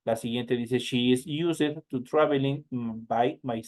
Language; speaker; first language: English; non-native, learner; Spanish